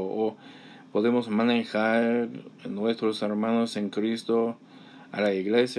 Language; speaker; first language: Spanish; non-native, fluent; English